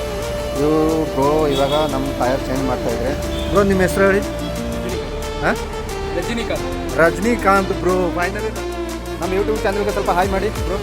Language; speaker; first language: Kannada; non-native, learner; Hindi